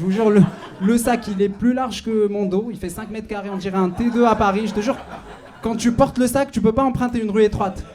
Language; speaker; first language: French; non-native, local second language; Arabic